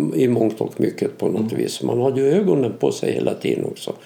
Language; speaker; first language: Swedish; native; Swedish